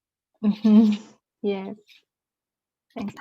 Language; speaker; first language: English; non-native, learner; Spanish